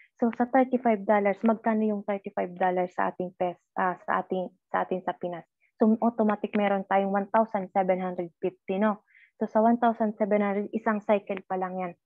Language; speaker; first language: Filipino; native; Filipino